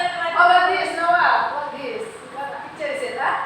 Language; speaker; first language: English; non-native, learner; Indonesian